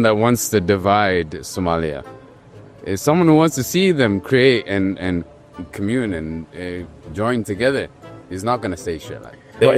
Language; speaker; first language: English; early bilingual, other home language; Somali